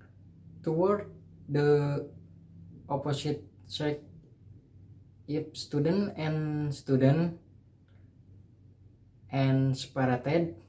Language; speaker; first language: English; non-native, learner; Indonesian